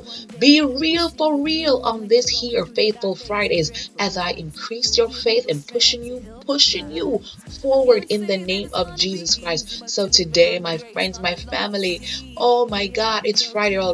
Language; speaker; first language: English; native; English